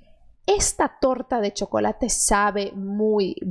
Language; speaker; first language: Spanish; non-native, fluent; Portuguese